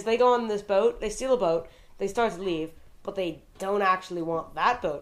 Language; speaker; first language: English; native; English